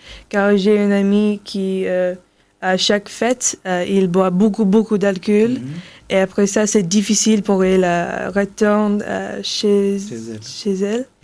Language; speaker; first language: French; non-native, learner; English